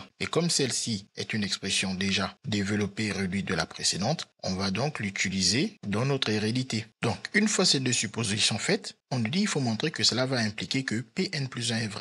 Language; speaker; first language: French; native; French